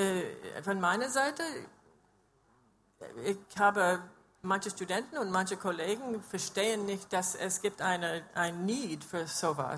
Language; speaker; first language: German; non-native, fluent; English